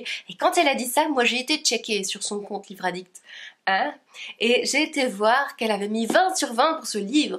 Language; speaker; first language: French; native; French